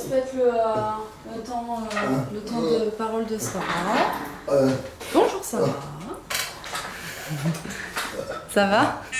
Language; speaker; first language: French; native; French